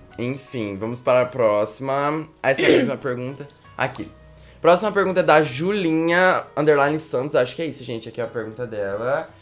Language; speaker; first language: Portuguese; native; Portuguese